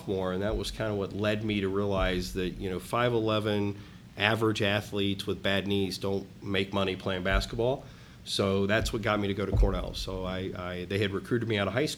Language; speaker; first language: English; native; English